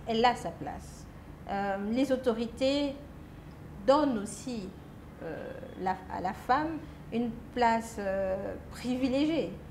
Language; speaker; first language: French; non-native, local second language; Lingala